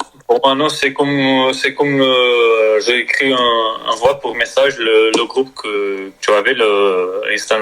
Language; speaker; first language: French; non-native, learner; Spanish